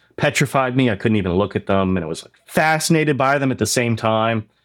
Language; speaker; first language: English; native; English